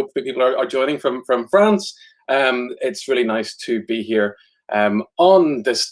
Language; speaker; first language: English; native; English